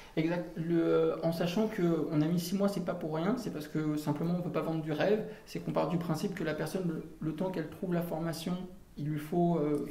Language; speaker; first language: French; native; French